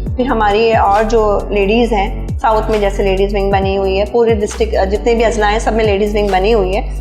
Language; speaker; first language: Urdu; native; Urdu